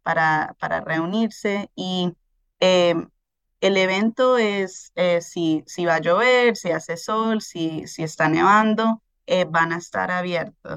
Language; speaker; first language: Spanish; early bilingual, heritage; Spanish